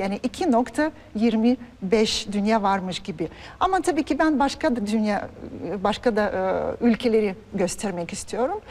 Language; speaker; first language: Turkish; non-native, fluent; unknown